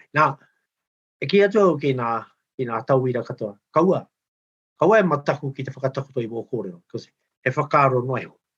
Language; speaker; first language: Māori; native; Māori